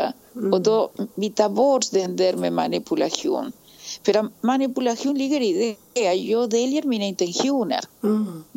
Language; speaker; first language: Swedish; non-native, fluent; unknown